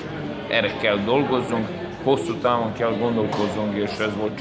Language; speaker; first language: Hungarian; non-native, learner; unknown